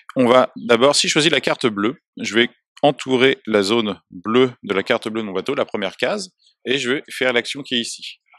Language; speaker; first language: French; native; French